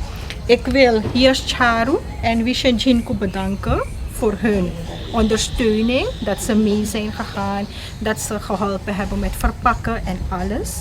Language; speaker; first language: Dutch; non-native, local second language; Caribbean Hindustani